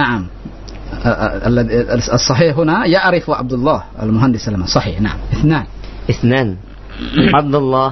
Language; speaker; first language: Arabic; non-native, fluent; Indonesian